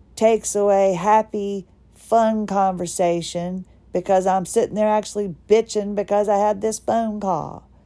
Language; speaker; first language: English; early bilingual, other home language; Swedish